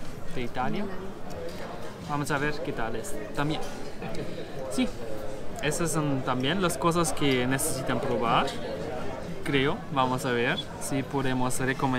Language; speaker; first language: Spanish; non-native, learner; German